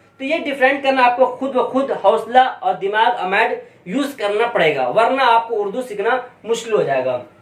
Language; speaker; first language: Hindi; native; Hindi